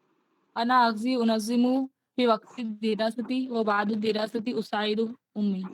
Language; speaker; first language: Arabic; non-native, learner; Urdu